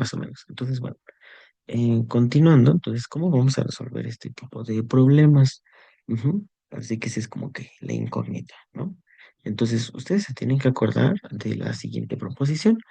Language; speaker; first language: Spanish; native; Spanish